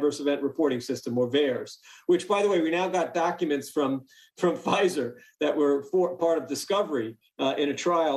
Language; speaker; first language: English; native; English